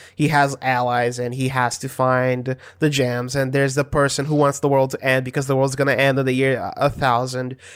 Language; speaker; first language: English; non-native, fluent; Portuguese